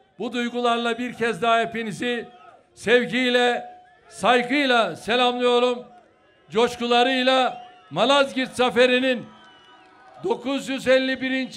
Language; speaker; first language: Turkish; native; Turkish